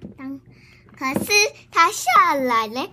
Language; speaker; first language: Chinese; early bilingual, heritage; Chinese